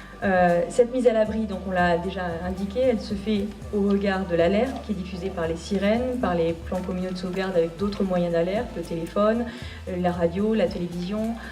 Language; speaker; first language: French; native; French